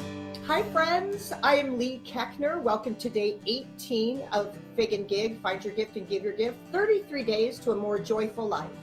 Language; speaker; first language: English; native; English